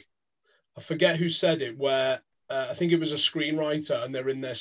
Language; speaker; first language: English; native; English